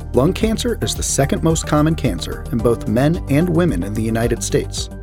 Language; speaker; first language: English; native; English